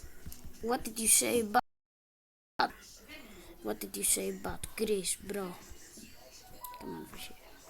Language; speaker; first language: English; non-native, learner; Greek